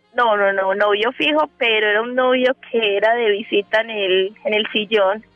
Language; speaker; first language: Spanish; native; Spanish